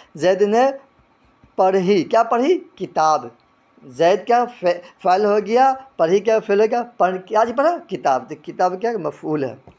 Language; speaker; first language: Urdu; native; Urdu